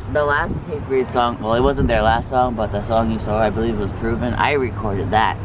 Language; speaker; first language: English; native; English